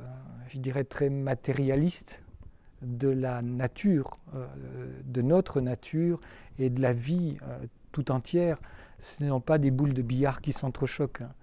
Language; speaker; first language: French; native; French